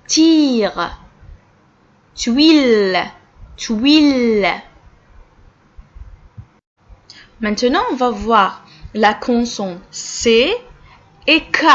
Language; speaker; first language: French; non-native, local second language; Arabic